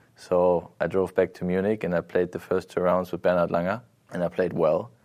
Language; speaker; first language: English; non-native, fluent; German